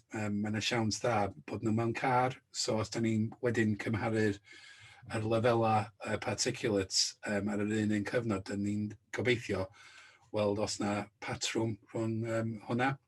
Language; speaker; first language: Welsh; native; Welsh